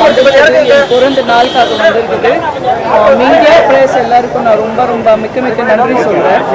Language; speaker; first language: Tamil; non-native, fluent; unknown